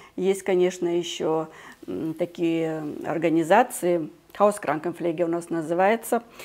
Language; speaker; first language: Russian; native; Russian